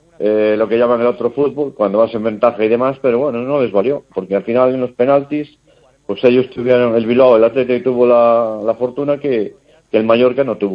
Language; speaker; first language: Spanish; native; Spanish